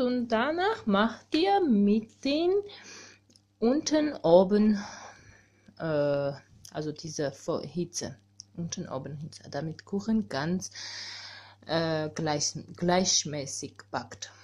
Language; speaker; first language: German; non-native, learner; Armenian